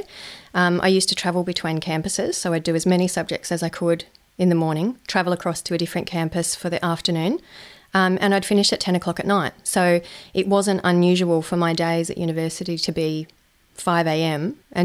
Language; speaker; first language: English; native; English